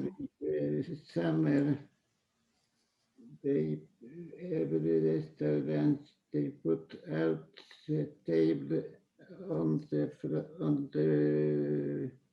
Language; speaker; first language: English; non-native, fluent; Polish